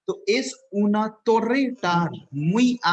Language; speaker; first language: Spanish; non-native, fluent; Hindi